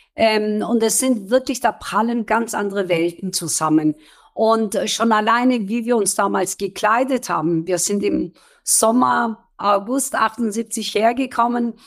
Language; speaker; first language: German; early bilingual, other home language; Kurdish